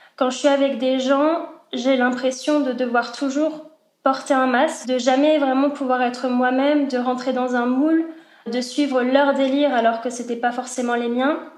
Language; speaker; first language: French; native; French